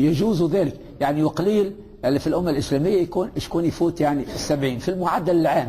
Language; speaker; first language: Arabic; native; Arabic